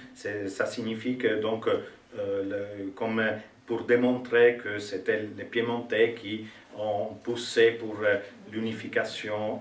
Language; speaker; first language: French; non-native, fluent; Italian